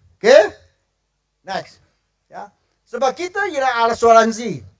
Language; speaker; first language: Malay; non-native, local second language; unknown